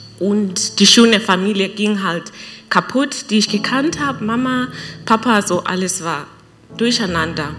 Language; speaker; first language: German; non-native, learner; English